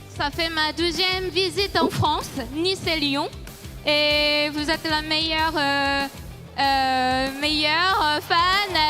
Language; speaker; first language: French; non-native, learner; Korean